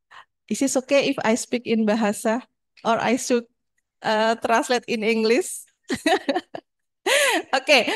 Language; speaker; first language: English; non-native, fluent; Indonesian